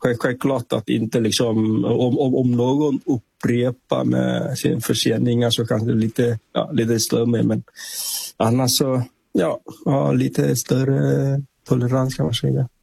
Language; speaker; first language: Swedish; non-native, fluent; Vietnamese